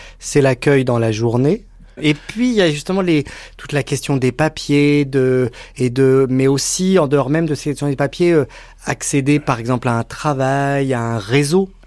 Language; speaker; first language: French; native; French